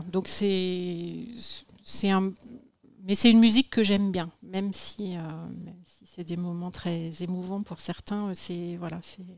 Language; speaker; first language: French; native; French